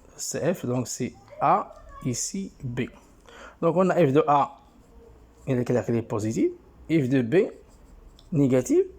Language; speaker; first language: French; non-native, local second language; Arabic